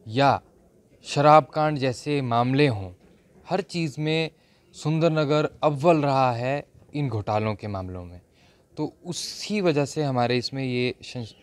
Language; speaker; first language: Hindi; native; Hindi